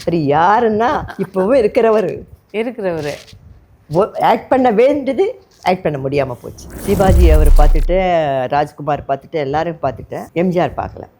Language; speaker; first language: Tamil; non-native, local second language; Telugu